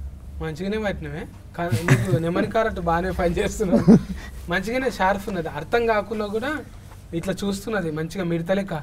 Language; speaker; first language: Telugu; native; Telugu